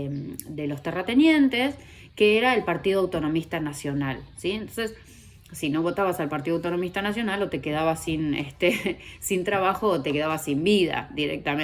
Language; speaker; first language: Spanish; native; Spanish